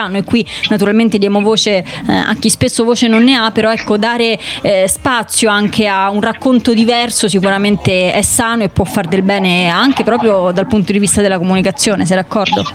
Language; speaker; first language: Italian; native; Italian